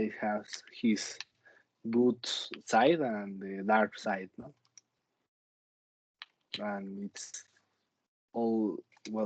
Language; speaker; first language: English; non-native, learner; Spanish